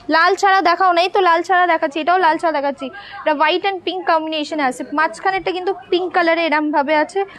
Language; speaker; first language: Hindi; non-native, local second language; Bangla